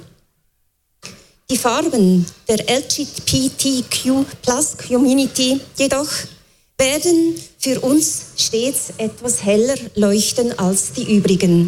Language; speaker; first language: German; native; German